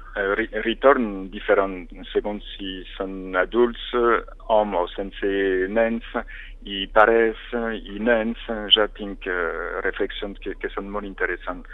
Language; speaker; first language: Catalan; non-native, fluent; French